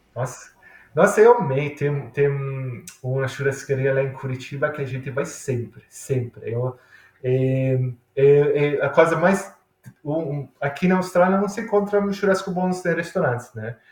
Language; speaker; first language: Portuguese; non-native, fluent; Italian